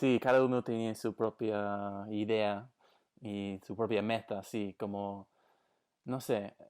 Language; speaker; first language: Spanish; non-native, fluent; English